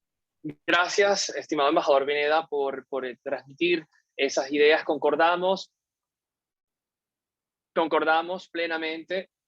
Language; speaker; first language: Spanish; native; Spanish